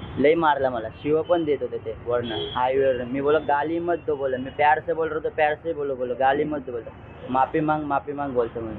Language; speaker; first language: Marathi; native; Marathi